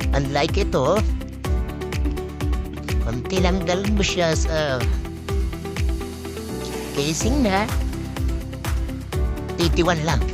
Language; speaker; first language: Filipino; native; Filipino